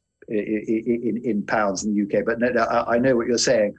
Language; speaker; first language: English; native; English